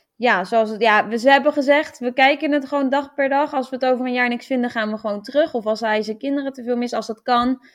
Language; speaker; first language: Dutch; native; Dutch